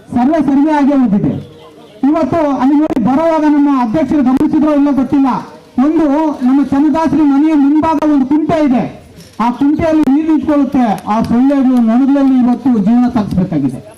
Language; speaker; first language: Kannada; native; Kannada